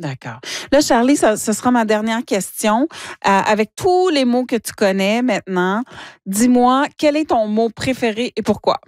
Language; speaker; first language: French; native; French